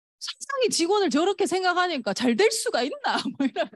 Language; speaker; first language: Korean; native; Korean